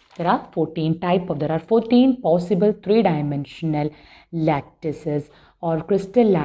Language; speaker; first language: English; non-native, local second language; Malayalam